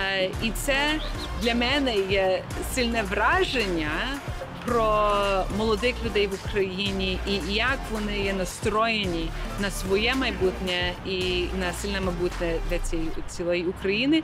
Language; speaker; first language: Ukrainian; early bilingual, heritage; Ukrainian